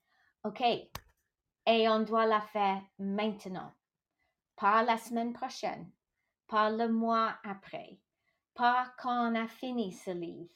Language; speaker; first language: French; non-native, local second language; English